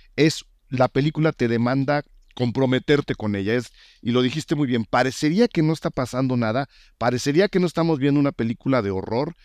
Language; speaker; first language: Spanish; native; Spanish